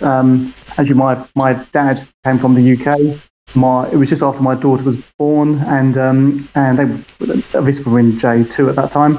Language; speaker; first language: English; native; English